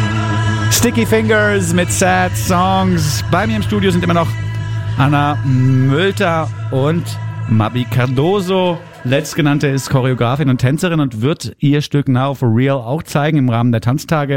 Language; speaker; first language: German; native; German